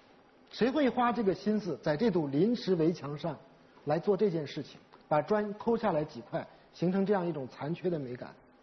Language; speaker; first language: Chinese; native; Chinese